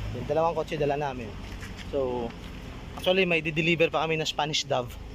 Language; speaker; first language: Filipino; non-native, local second language; Hiligaynon